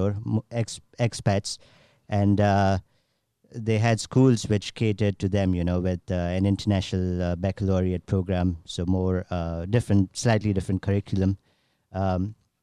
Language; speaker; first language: English; non-native, local second language; Gujarati